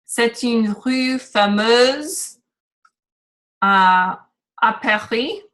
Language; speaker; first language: French; non-native, learner; English